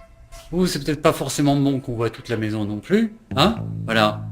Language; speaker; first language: French; native; French